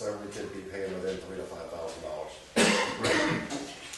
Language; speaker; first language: English; native; English